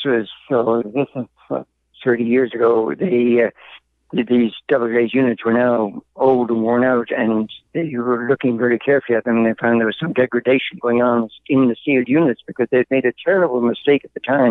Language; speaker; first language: English; native; English